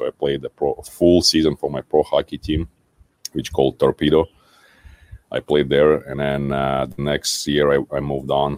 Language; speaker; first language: English; non-native, fluent; Kazakh